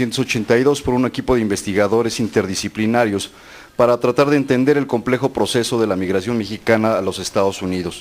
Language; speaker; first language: Spanish; native; Spanish